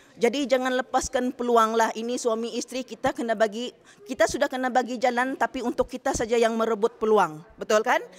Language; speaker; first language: Malay; native; Malay